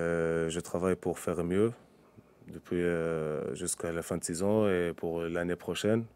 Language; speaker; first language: French; non-native, local second language; Arabic